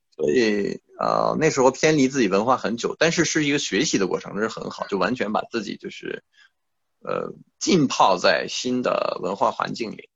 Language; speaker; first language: Chinese; non-native, fluent; French